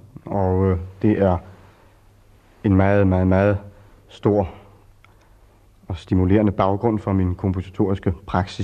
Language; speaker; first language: Danish; early bilingual, other home language; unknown